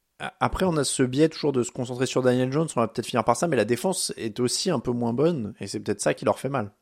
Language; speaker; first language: French; native; French